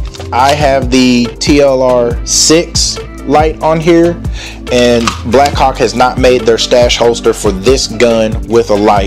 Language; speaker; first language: English; native; English